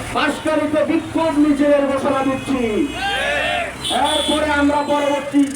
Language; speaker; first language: Bangla; native; Bangla